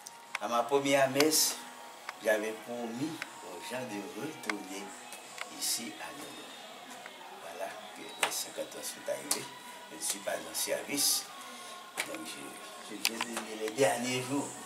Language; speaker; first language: French; non-native, local second language; Haitian Creole